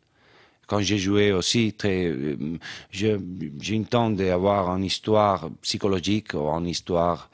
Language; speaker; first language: French; non-native, fluent; Spanish